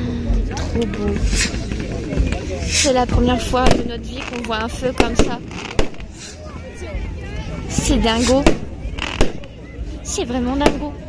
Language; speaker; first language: French; native; French